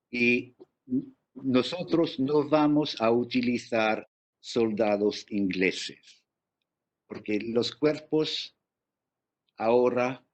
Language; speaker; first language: Spanish; non-native, fluent; English